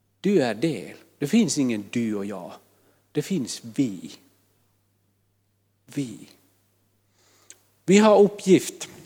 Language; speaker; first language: Swedish; non-native, fluent; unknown